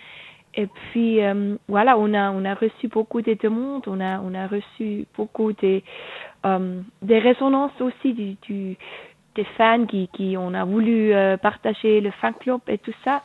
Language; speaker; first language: French; non-native, local second language; Swiss German